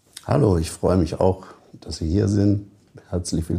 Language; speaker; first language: German; native; German